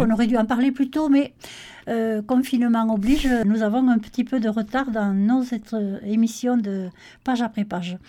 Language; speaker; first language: French; native; French